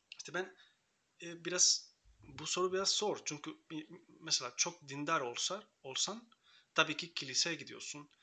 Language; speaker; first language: Turkish; non-native, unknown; Spanish